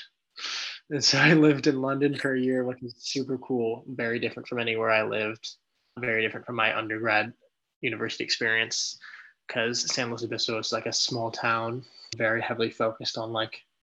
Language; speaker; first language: English; native; English